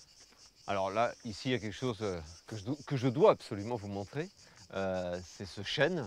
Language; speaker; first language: French; native; French